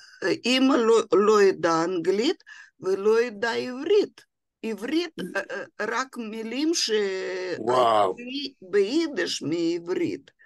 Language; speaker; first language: Hebrew; non-native, fluent; Yiddish